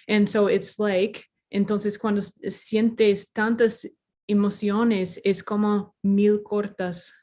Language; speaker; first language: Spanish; non-native, fluent; English